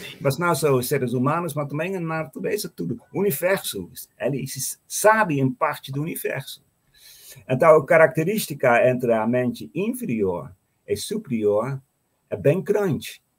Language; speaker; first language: Portuguese; non-native, fluent; Dutch